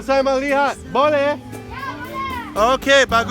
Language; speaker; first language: Indonesian; non-native, learner; English